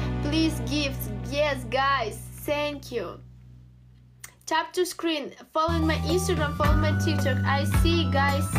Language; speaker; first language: English; non-native, learner; Russian